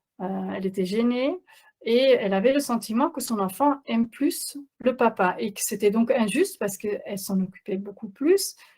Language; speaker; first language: French; non-native, fluent; Dutch